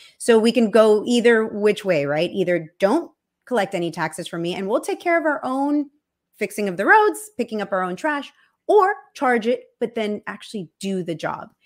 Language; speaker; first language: English; early bilingual, other home language; Spanish